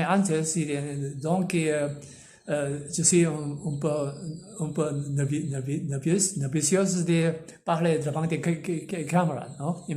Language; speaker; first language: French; non-native, learner; Korean